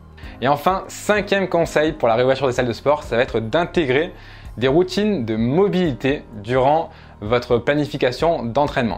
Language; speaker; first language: French; native; French